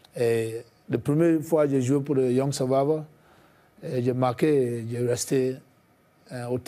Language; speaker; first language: French; non-native, fluent; English